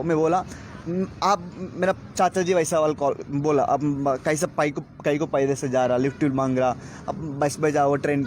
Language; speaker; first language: Hindi; non-native, local second language; Telugu